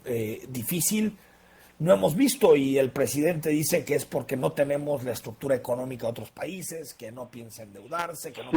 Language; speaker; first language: Spanish; native; Spanish